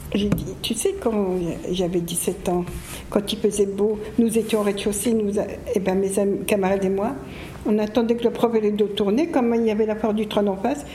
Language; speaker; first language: French; early bilingual, other home language; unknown